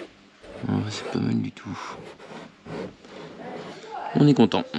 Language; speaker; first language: French; native; French